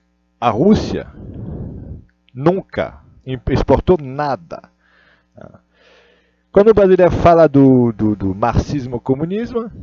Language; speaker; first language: Portuguese; non-native, learner; Russian